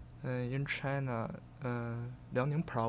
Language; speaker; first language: English; non-native, learner; Chinese